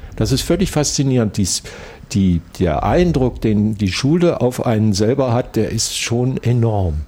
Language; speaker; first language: German; native; German